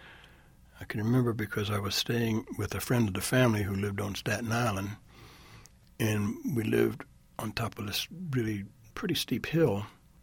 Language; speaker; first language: English; native; English